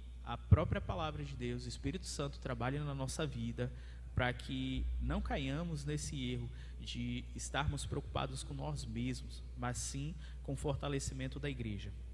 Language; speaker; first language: Portuguese; native; Portuguese